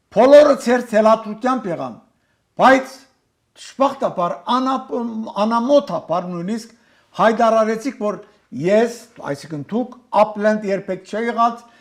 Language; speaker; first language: Armenian; native; Armenian